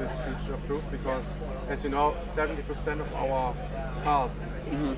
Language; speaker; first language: English; non-native, fluent; German